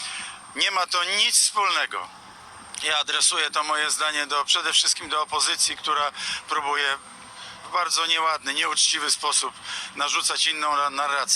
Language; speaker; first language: Polish; native; Polish